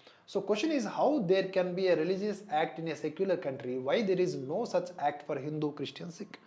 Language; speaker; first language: English; non-native, local second language; Telugu